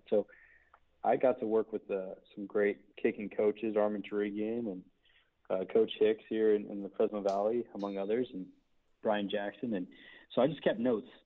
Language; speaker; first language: English; native; English